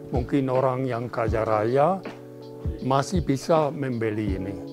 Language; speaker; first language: Indonesian; non-native, fluent; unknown